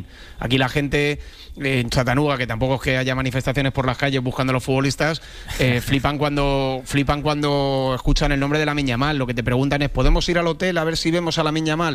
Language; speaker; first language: Spanish; native; Spanish